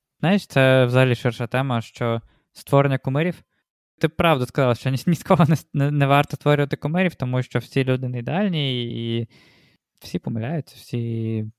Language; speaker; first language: Ukrainian; non-native, local second language; Russian